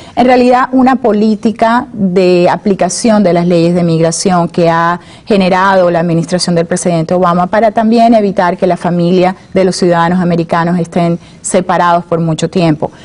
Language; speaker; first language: Spanish; native; Spanish